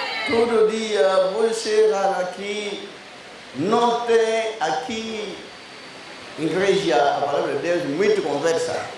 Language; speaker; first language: Portuguese; non-native, learner; Lingala